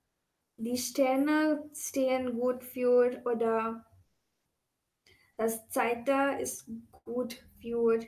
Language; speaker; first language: German; non-native, fluent; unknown